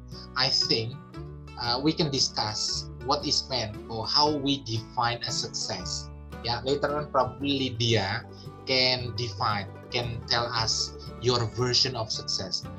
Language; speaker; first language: English; non-native, fluent; Indonesian